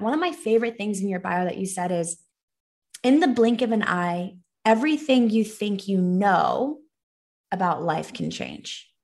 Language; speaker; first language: English; native; English